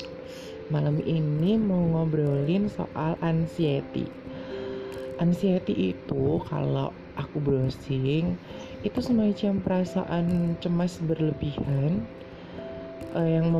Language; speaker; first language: Indonesian; native; Indonesian